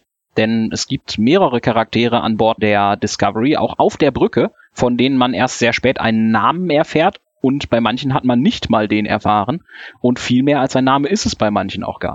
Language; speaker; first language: German; native; German